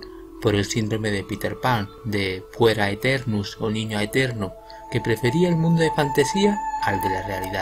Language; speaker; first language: Spanish; native; Spanish